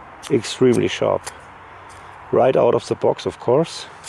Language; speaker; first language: English; non-native, fluent; German